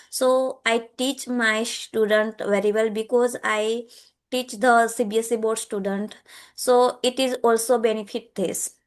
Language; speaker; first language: English; non-native, learner; Gujarati